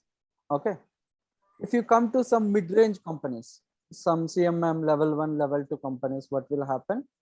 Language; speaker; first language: English; non-native, local second language; Telugu